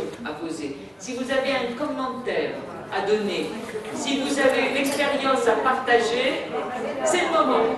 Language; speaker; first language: French; native; French